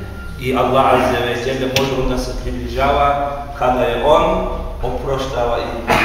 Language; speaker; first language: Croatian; non-native, fluent; Turkish